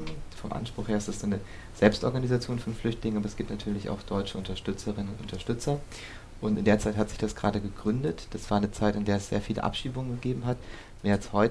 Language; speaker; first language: German; native; German